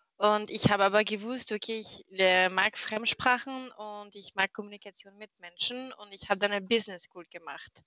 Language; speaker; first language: German; non-native, fluent; French